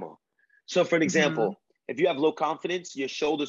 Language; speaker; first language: English; early bilingual, other home language; Spanish